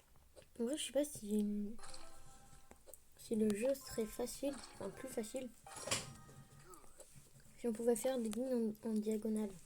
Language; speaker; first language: French; native; French